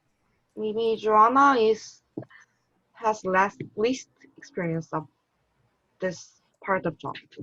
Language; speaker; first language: English; non-native, learner; Korean